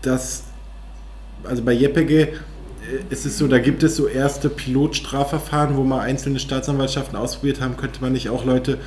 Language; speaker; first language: German; native; German